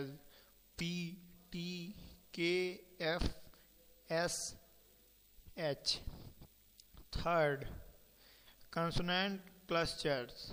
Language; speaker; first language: English; non-native, local second language; Hindi